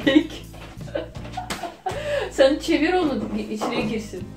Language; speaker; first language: Turkish; non-native, fluent; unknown